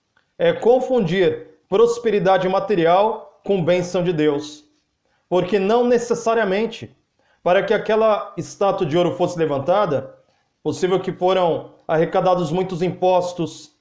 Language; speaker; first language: Portuguese; native; Portuguese